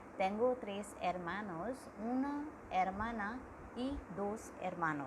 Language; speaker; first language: Spanish; non-native, learner; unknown